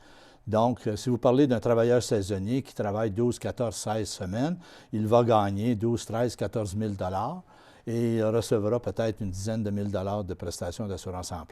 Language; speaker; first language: French; native; French